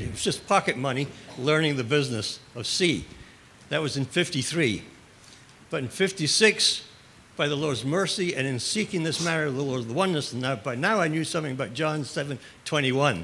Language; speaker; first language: English; native; English